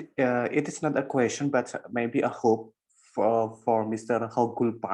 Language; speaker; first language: English; non-native, learner; Indonesian